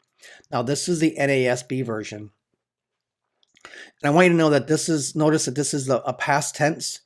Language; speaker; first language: English; native; English